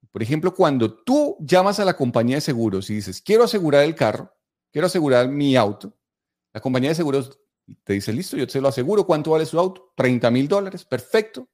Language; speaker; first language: Spanish; native; Spanish